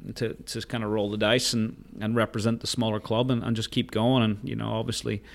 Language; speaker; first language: English; native; English